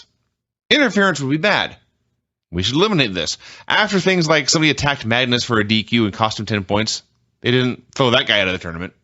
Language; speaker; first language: English; native; English